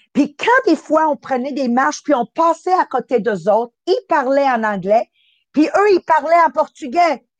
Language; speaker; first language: French; native; French